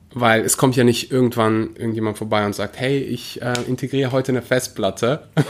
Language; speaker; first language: German; early bilingual, other home language; Russian